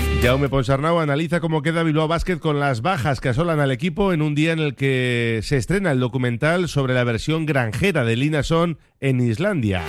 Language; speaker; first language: Spanish; native; Spanish